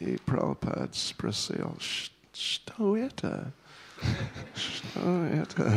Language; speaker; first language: Russian; non-native, learner; English